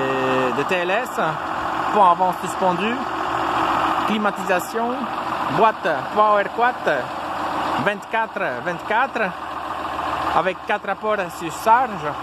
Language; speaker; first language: French; non-native, fluent; Polish